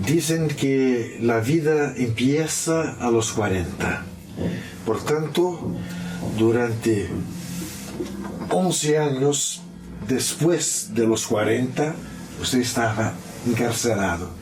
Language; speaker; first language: Spanish; non-native, learner; Portuguese